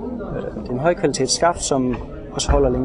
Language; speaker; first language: Danish; native; Danish